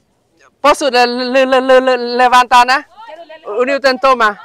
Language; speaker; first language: Portuguese; non-native, learner; Vietnamese